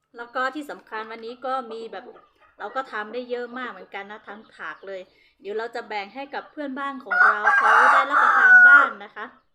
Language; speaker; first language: Thai; non-native, local second language; Hmong